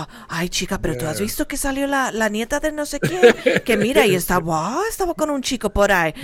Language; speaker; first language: Spanish; early bilingual, heritage; Spanish